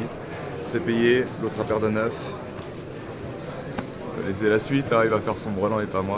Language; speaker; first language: French; native; French